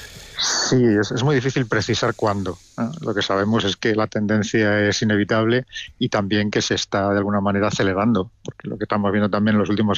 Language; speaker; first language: Spanish; native; Spanish